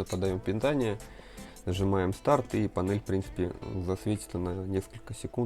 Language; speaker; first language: Russian; native; Russian